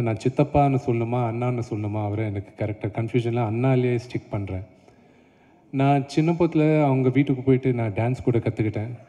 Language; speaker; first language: Tamil; non-native, local second language; Telugu